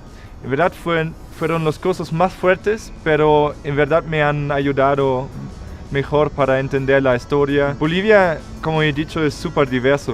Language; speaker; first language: Spanish; non-native, fluent; German